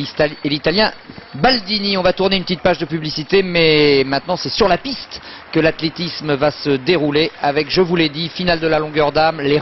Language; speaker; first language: French; native; French